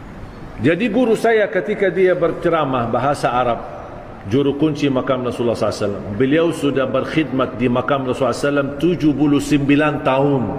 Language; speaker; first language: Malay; non-native, fluent; Arabic